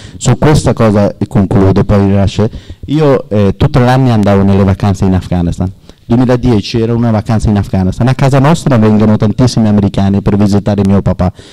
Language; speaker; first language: Italian; non-native, learner; Persian